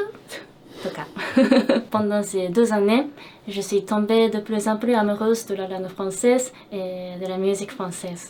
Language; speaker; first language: French; non-native, fluent; Japanese